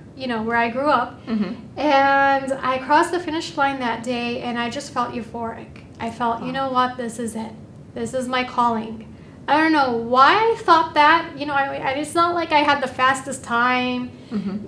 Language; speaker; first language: English; native; English